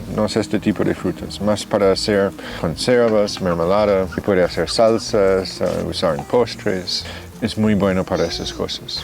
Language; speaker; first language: Spanish; non-native, fluent; English